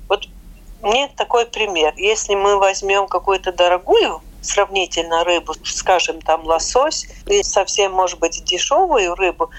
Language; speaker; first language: Russian; non-native, local second language; Latvian